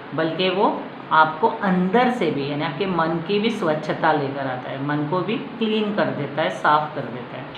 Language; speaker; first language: Hindi; non-native, local second language; Marathi